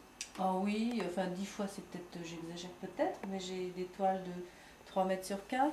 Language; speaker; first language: French; native; French